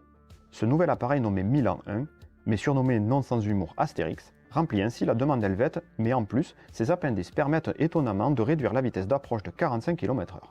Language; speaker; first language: French; native; French